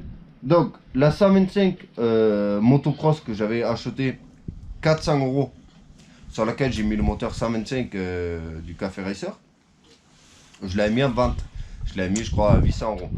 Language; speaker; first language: French; native; French